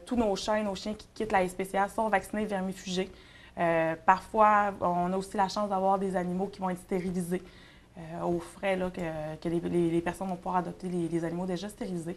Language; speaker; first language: French; native; French